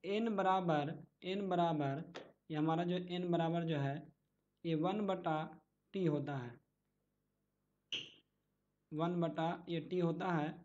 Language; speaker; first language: Hindi; native; Hindi